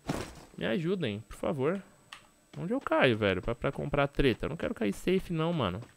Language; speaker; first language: Portuguese; native; Portuguese